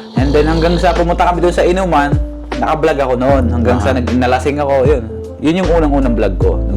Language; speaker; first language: Filipino; native; Filipino